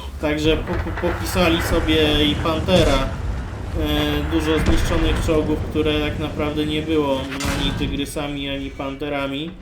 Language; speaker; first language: Polish; native; Polish